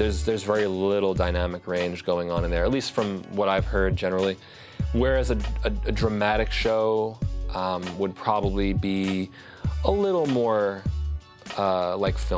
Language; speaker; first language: English; native; English